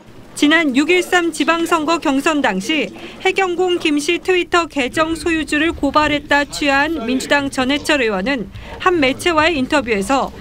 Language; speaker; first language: Korean; native; Korean